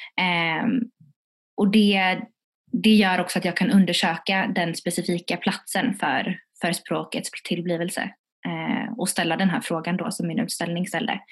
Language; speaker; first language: Swedish; early bilingual, other home language; Tigrinya